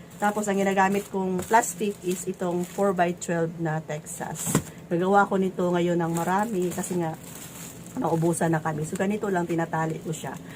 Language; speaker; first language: Filipino; native; Filipino